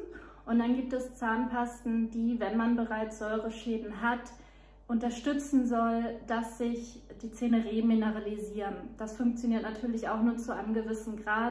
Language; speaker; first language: German; native; German